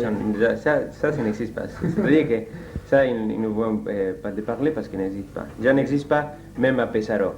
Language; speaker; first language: French; non-native, learner; Spanish